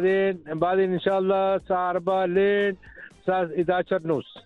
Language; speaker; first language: Arabic; non-native, learner; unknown